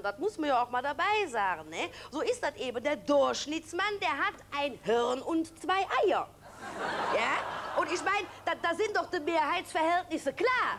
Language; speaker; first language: German; native; German